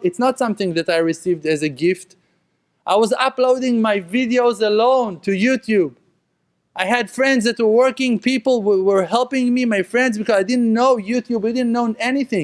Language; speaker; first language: English; non-native, fluent; Hebrew